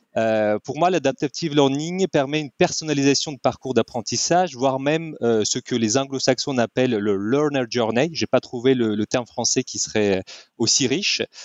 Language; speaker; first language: French; non-native, fluent; Russian